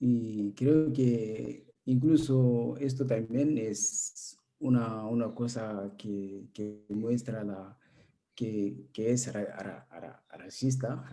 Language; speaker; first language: Spanish; non-native, learner; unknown